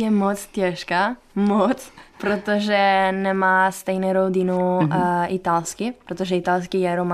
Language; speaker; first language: Czech; non-native, learner; Italian